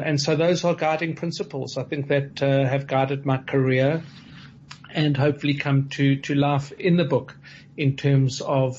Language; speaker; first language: English; native; English